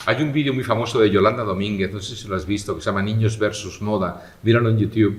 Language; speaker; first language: Spanish; native; Spanish